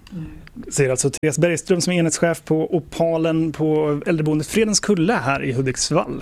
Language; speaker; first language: Swedish; native; Swedish